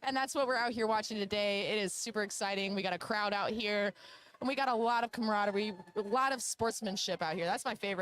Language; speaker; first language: English; native; English